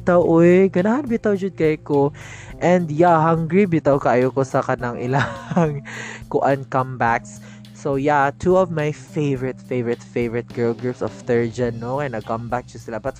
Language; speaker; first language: English; non-native, local second language; Cebuano